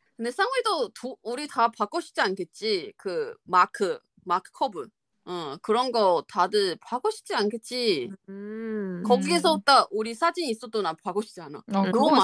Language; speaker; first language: Korean; non-native, fluent; Chinese